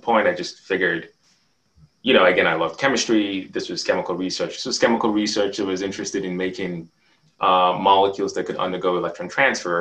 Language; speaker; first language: English; non-native, local second language; Yoruba